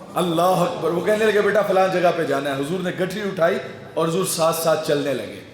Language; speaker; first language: Urdu; non-native, local second language; Punjabi